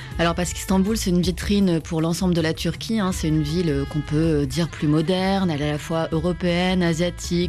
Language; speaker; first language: French; native; French